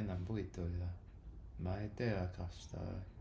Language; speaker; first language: Estonian; non-native, learner; English